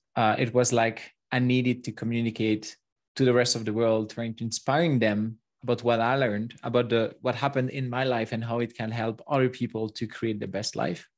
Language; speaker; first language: English; non-native, fluent; French